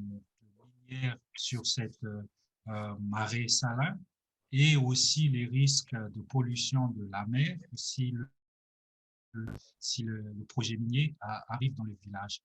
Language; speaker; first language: French; non-native, local second language; Malagasy